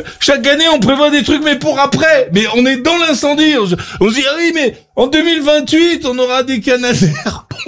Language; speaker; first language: French; native; French